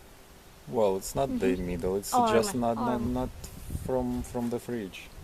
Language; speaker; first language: English; non-native, learner; Ukrainian